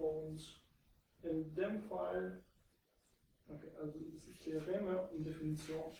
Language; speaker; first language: German; non-native, fluent; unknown